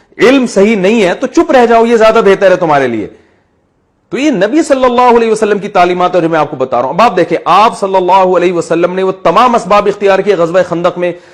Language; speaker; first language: Urdu; native; Urdu